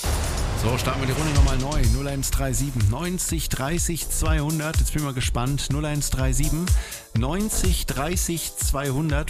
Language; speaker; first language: German; native; German